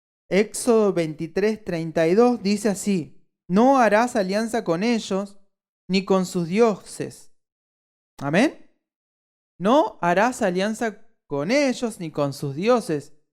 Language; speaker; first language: Spanish; native; Spanish